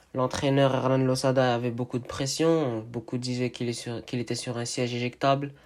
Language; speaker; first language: French; native; French